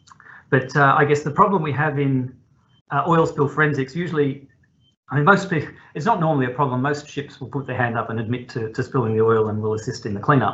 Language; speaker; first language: English; native; English